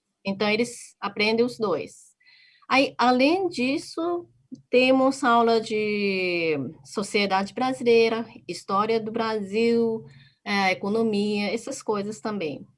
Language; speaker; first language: Portuguese; non-native, fluent; Japanese